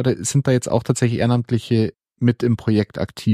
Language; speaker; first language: German; native; German